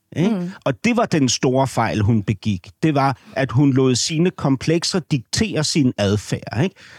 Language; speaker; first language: Danish; native; Danish